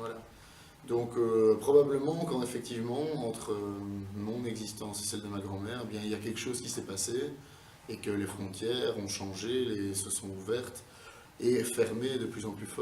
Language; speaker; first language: French; native; French